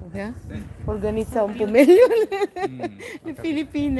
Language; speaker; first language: Italian; non-native, learner; Filipino